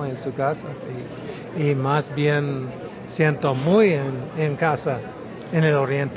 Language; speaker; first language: Spanish; non-native, fluent; English